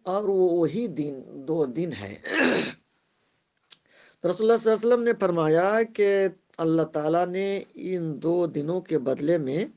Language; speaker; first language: Urdu; non-native, local second language; Bangla